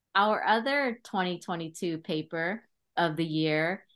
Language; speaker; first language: English; early bilingual, other home language; Khmer